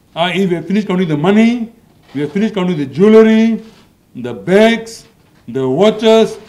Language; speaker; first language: English; non-native, local second language; Malay